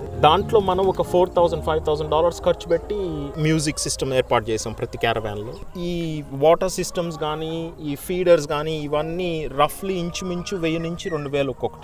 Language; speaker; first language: Telugu; native; Telugu